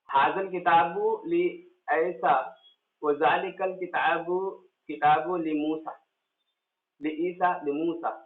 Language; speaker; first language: Arabic; non-native, fluent; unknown